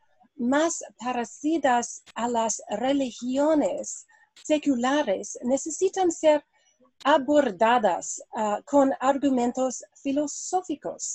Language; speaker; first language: Spanish; non-native, learner; English